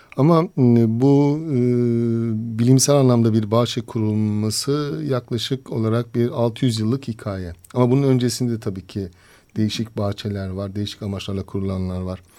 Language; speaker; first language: Turkish; native; Turkish